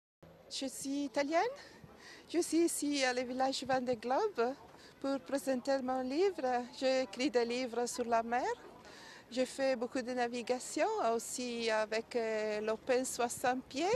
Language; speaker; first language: French; non-native, learner; Italian